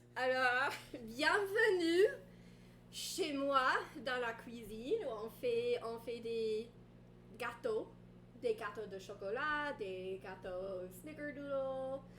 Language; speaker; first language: French; non-native, fluent; English